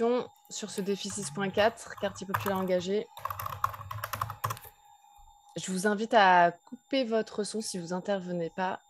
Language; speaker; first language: French; native; French